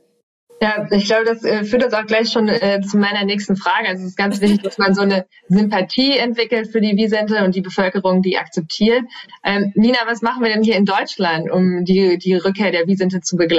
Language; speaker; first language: German; native; German